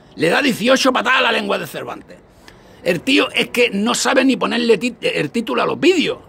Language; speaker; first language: Spanish; native; Spanish